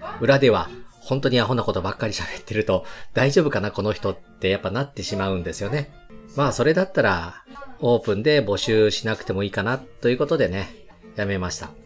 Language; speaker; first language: Japanese; native; Japanese